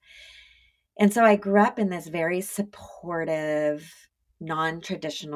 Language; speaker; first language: English; native; English